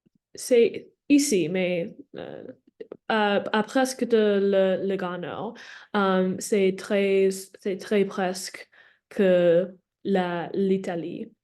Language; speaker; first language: French; non-native, learner; English